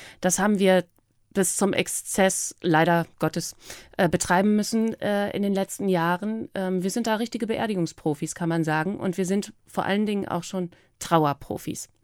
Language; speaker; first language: German; native; German